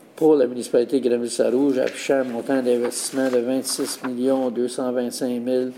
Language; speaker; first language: French; native; French